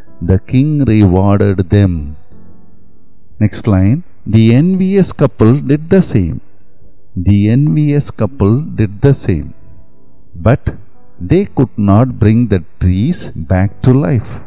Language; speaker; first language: English; non-native, local second language; Tamil